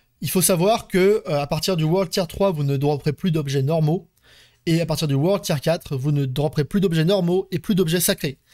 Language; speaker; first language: French; native; French